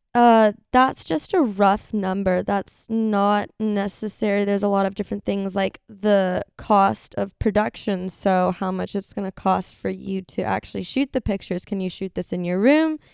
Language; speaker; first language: English; native; English